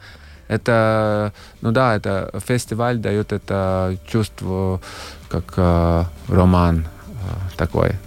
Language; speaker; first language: Russian; non-native, local second language; Latvian